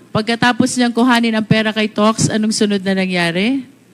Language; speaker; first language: Filipino; native; Filipino